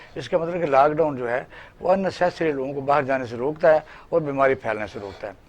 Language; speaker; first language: Urdu; non-native, local second language; Punjabi